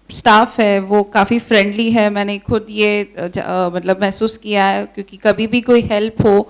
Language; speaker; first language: Hindi; non-native, local second language; Marathi